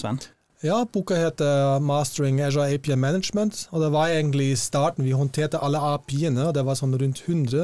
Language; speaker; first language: Norwegian; non-native, fluent; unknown